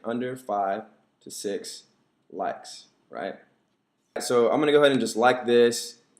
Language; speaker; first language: English; native; English